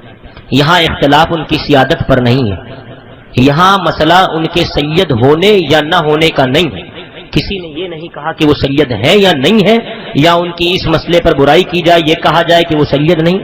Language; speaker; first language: Urdu; native; Urdu